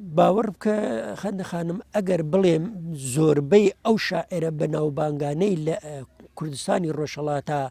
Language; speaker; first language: Central Kurdish; non-native, local second language; Gurani